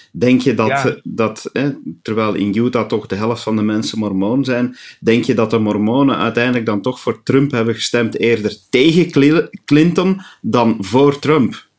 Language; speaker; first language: Dutch; native; Dutch